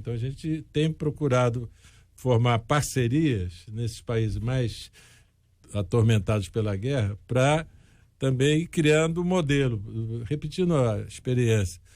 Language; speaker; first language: Portuguese; native; Portuguese